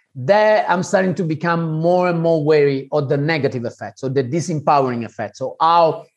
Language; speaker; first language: English; non-native, fluent; Italian